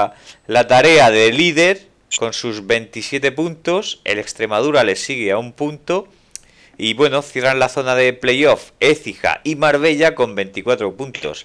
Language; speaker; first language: Spanish; native; Spanish